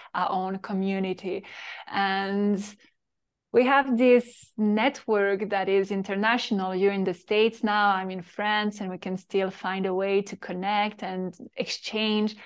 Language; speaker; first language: English; non-native, fluent; French